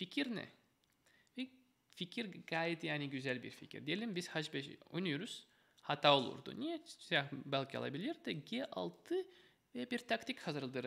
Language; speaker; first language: Turkish; non-native, fluent; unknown